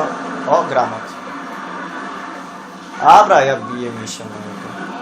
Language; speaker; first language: Polish; native; Polish